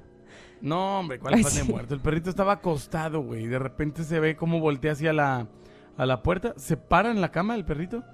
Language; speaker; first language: Spanish; native; Spanish